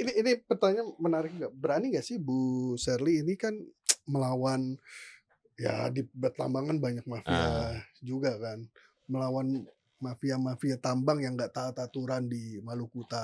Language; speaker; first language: Indonesian; native; Indonesian